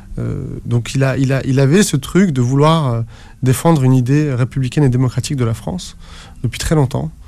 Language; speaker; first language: French; early bilingual, other home language; Arabic